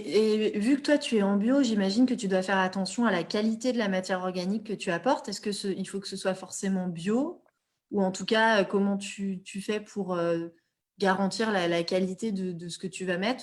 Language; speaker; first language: French; native; French